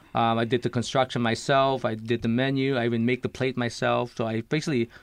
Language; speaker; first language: English; early bilingual, other home language; Lao